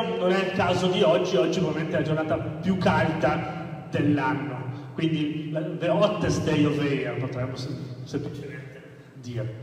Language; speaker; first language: Italian; native; Italian